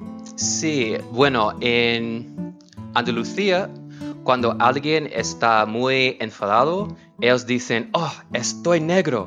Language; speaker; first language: Spanish; non-native, learner; English